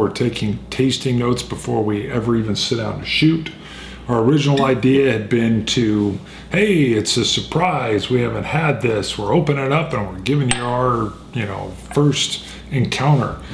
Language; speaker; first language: English; native; English